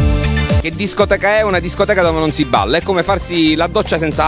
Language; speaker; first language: Italian; native; Italian